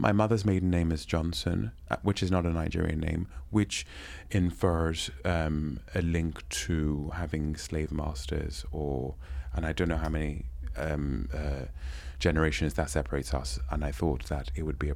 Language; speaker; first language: English; non-native, local second language; Yoruba